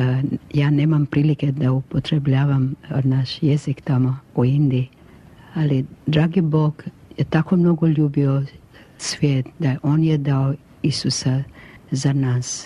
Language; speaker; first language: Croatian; non-native, local second language; Albanian